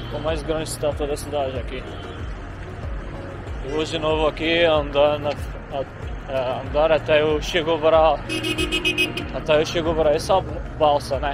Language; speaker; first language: Portuguese; non-native, fluent; Arabic